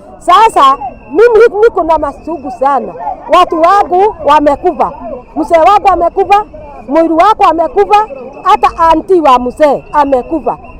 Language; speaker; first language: Swahili; non-native, local second language; Kikuyu